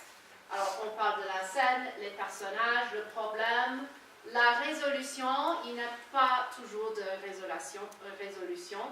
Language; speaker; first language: French; non-native, fluent; English